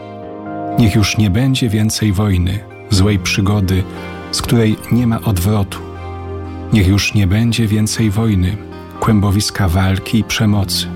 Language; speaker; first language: Polish; native; Polish